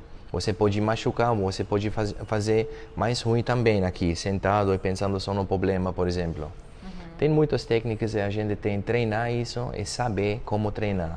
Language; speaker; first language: Portuguese; non-native, fluent; German